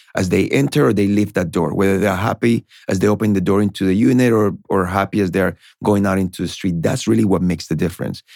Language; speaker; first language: English; non-native, fluent; Spanish